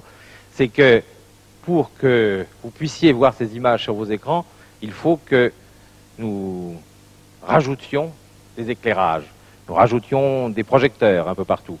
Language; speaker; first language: French; native; French